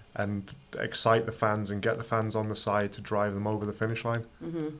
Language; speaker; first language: English; native; English